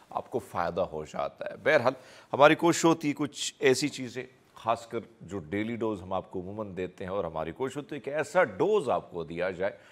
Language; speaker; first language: Urdu; non-native, local second language; Punjabi